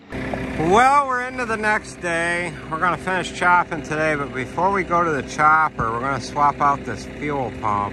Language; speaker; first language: English; native; English